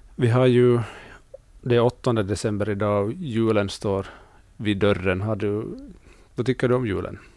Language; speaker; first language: Swedish; native; Swedish